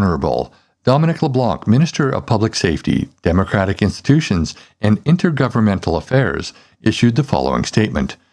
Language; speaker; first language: English; native; English